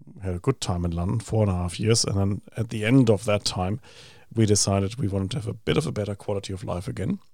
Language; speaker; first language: English; non-native, fluent; German